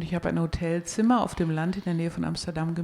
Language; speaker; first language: German; native; German